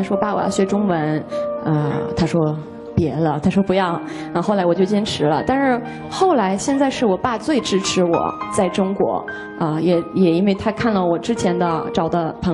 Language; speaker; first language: Chinese; non-native, fluent; English